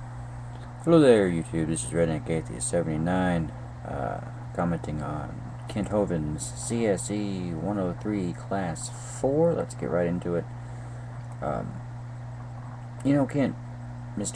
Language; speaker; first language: English; native; English